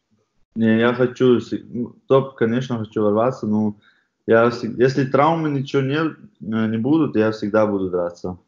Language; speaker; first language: Russian; non-native, fluent; Chechen